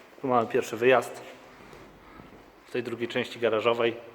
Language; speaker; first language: Polish; native; Polish